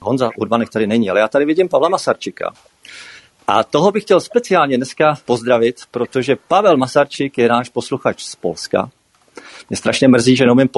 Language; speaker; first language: Czech; native; Czech